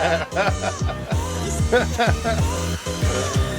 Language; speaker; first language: English; native; English